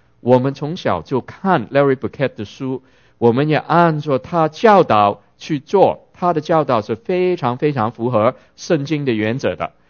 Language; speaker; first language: Chinese; non-native, local second language; Cantonese